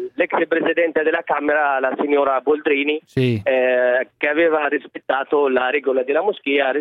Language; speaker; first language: Italian; non-native, fluent; Arabic